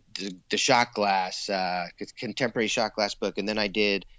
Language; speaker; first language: English; native; English